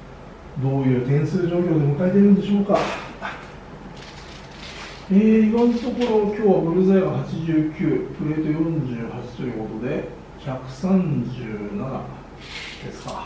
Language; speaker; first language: Japanese; native; Japanese